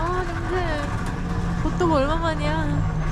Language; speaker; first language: Korean; non-native, learner; Turkish